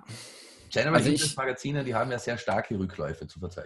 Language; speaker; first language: German; native; German